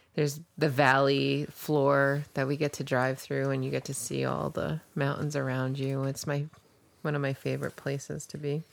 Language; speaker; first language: English; native; English